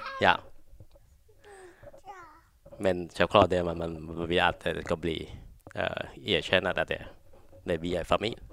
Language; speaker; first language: Swedish; non-native, learner; Thai